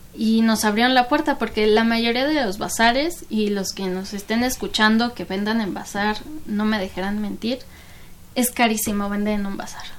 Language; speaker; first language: Spanish; native; Spanish